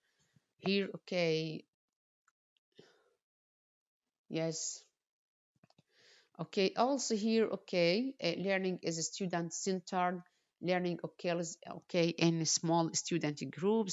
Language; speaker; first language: English; non-native, fluent; Arabic